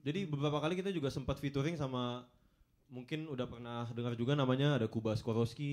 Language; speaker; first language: Indonesian; native; Indonesian